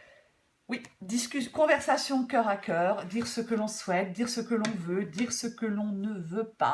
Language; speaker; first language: French; native; French